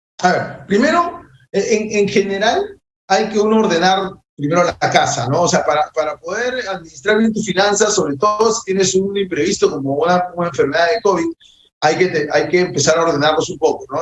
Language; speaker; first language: Spanish; native; Spanish